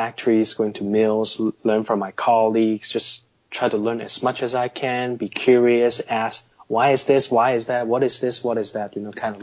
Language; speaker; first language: English; non-native, local second language; Cantonese